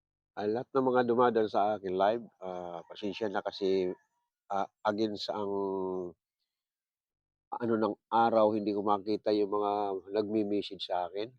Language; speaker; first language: Filipino; native; Filipino